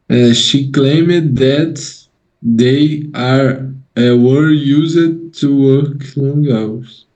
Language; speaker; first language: English; non-native, learner; Portuguese